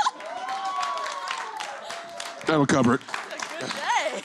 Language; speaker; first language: English; native; English